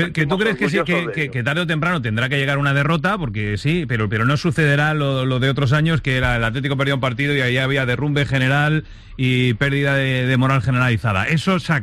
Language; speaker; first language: Spanish; native; Spanish